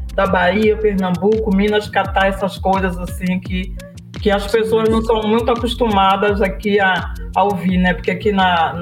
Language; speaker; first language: Portuguese; native; Portuguese